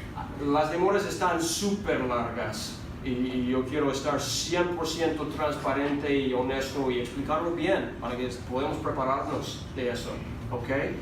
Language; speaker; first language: Spanish; non-native, fluent; English